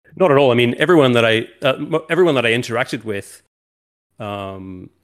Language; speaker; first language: English; native; English